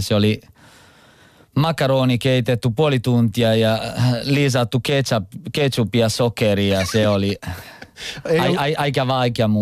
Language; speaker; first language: Finnish; non-native, local second language; Italian